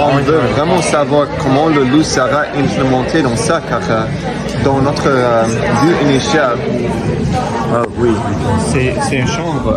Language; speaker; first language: French; non-native, learner; English